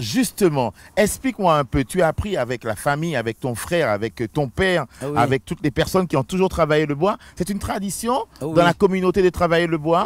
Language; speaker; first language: French; native; French